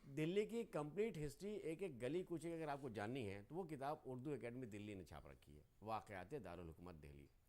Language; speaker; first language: Urdu; native; Urdu